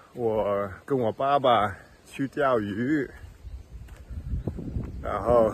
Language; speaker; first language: Chinese; non-native, fluent; English